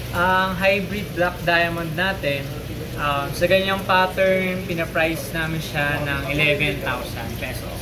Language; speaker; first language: Filipino; native; Filipino